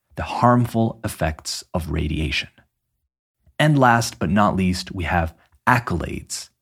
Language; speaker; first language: English; native; English